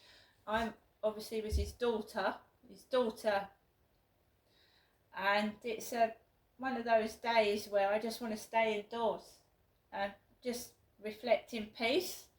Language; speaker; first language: English; native; English